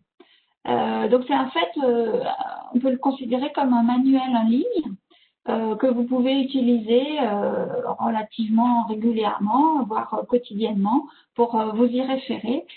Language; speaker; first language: French; native; French